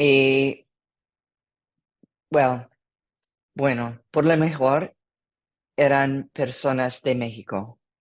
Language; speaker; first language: Spanish; non-native, learner; English